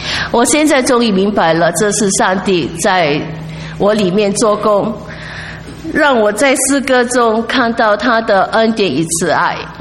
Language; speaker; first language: Chinese; non-native, local second language; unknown